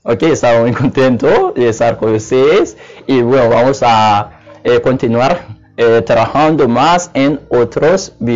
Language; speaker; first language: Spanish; non-native, learner; Haitian Creole